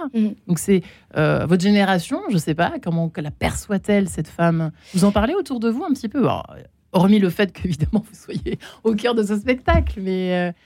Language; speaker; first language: French; native; French